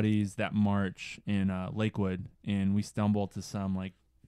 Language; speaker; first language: English; native; English